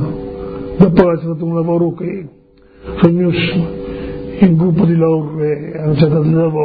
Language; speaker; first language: Italian; non-native, local second language; Friulian